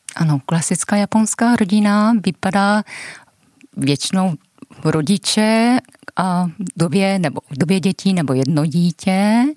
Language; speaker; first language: Czech; non-native, fluent; Japanese